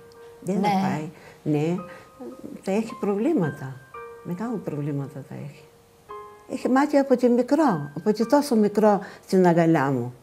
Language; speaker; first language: Greek; non-native, learner; Bulgarian